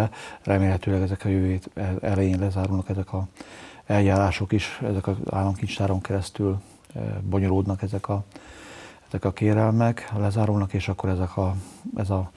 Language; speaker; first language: Hungarian; native; Hungarian